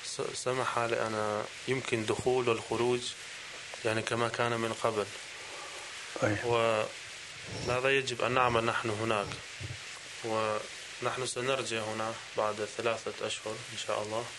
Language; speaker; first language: Arabic; non-native, learner; Albanian